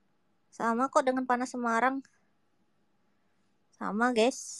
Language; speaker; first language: Indonesian; native; Indonesian